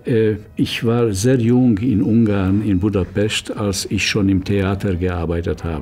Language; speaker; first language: German; non-native, fluent; Hungarian